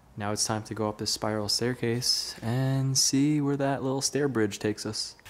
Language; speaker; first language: English; native; English